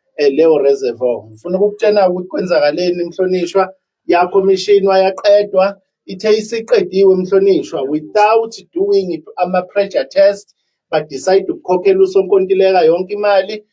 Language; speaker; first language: Zulu; native; Zulu